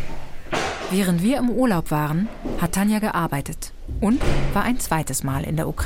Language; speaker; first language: German; native; German